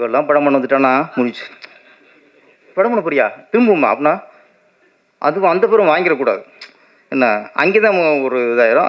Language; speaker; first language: Tamil; native; Tamil